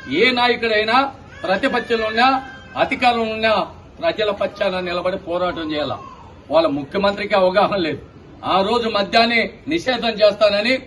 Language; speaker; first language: Telugu; native; Telugu